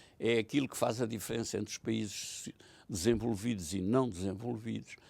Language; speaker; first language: Portuguese; native; Portuguese